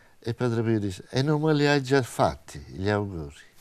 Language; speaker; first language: Italian; native; Italian